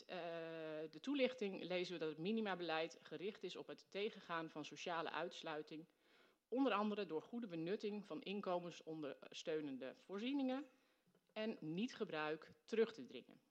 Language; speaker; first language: Dutch; native; Dutch